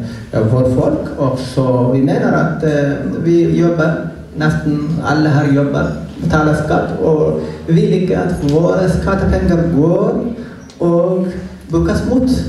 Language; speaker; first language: Norwegian; non-native, fluent; Oromo